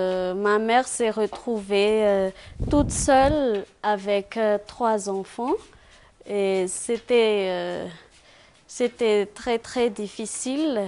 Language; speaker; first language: French; non-native, local second language; Malagasy